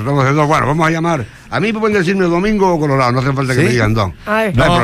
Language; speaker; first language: Spanish; native; Spanish